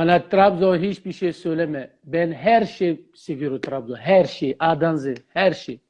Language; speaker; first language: Turkish; non-native, learner; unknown